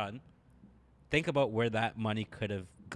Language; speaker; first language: English; early bilingual, other home language; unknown